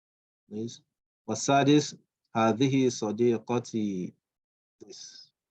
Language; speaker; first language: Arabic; non-native, fluent; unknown